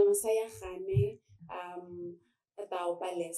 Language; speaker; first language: Indonesian; non-native, learner; Tswana